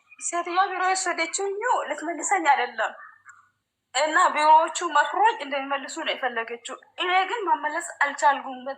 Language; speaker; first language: Amharic; non-native, local second language; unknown